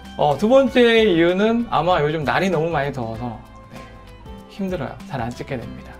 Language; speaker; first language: Korean; native; Korean